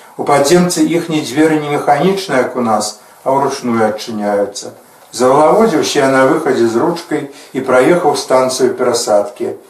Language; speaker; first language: Belarusian; native; Belarusian